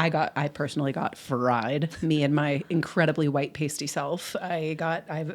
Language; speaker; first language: English; native; English